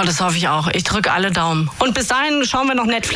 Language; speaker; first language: German; native; German